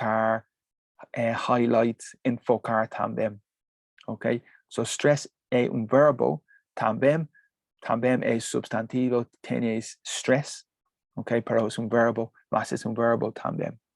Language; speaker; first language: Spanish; non-native, learner; English